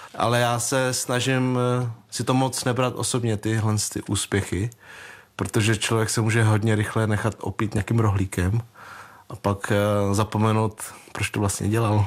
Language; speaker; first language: Czech; early bilingual, other home language; Vietnamese